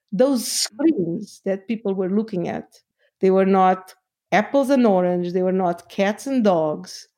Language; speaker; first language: English; non-native, fluent; Portuguese